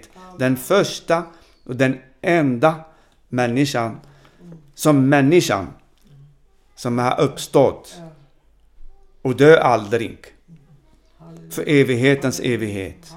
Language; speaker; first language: Swedish; non-native, fluent; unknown